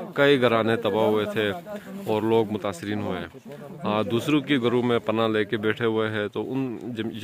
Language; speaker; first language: Urdu; non-native, local second language; Shina